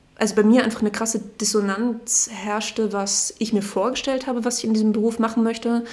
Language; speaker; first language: German; native; German